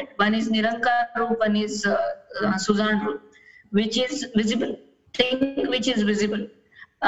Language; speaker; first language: English; non-native, local second language; Marathi